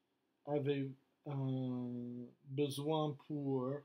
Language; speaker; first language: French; non-native, fluent; English